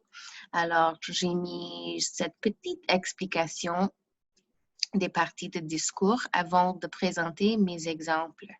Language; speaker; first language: French; non-native, fluent; English